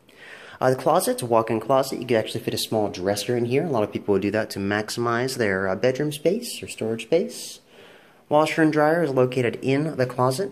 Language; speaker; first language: English; native; English